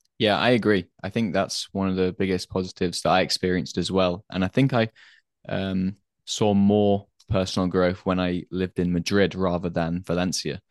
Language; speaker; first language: English; native; English